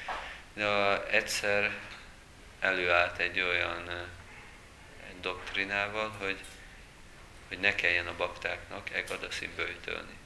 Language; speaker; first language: Hungarian; native; Hungarian